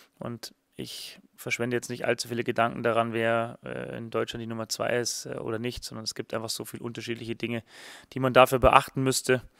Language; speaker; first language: German; native; German